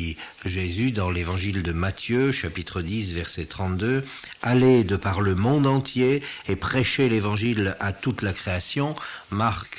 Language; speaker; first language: French; native; French